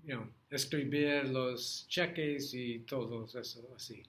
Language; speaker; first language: Spanish; non-native, learner; English